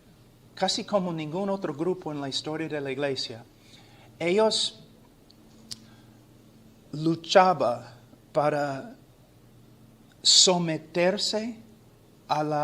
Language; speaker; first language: Spanish; non-native, fluent; English